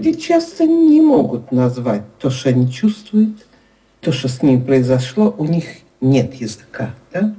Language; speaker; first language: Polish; non-native, learner; Russian